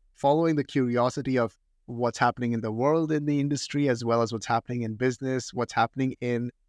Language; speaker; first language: English; non-native, local second language; Hindi